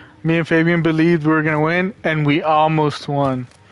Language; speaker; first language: English; early bilingual, other home language; Spanish